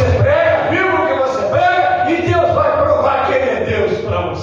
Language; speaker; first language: Portuguese; native; Portuguese